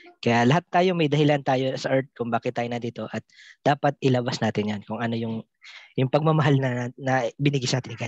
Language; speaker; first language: Filipino; non-native, local second language; Cebuano